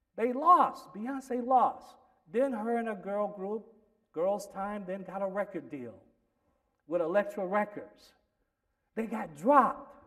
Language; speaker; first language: English; native; English